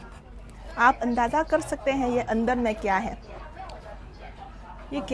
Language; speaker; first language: Hindi; non-native, fluent; Chinese